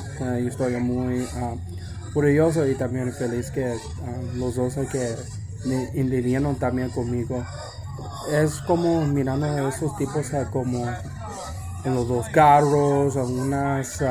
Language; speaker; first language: Spanish; early bilingual, heritage; English